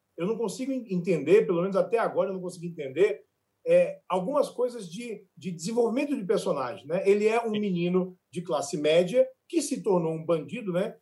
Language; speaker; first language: Portuguese; native; Portuguese